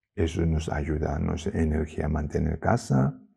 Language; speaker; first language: Spanish; non-native, fluent; Chinese